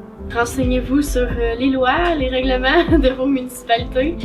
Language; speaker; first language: French; native; French